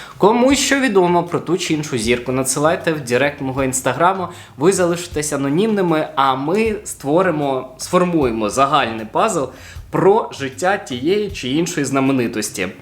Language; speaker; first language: Ukrainian; non-native, local second language; Russian